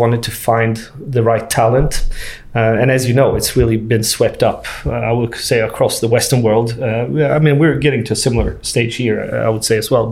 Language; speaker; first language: English; non-native, fluent; Swedish